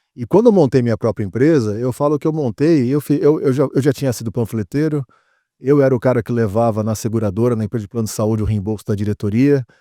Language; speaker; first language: Portuguese; native; Portuguese